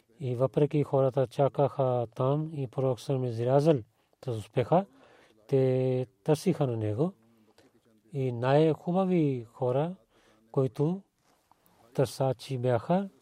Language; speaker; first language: Bulgarian; non-native, learner; Urdu